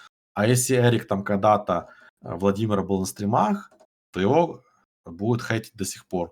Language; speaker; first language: Russian; native; Russian